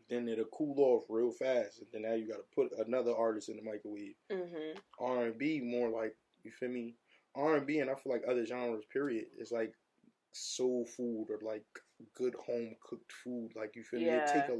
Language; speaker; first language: English; native; English